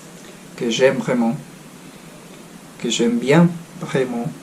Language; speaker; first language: French; non-native, fluent; Spanish